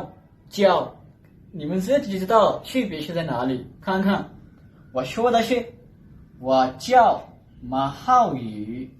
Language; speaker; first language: Chinese; non-native, fluent; Urdu